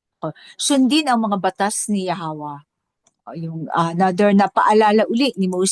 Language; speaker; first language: Filipino; native; Filipino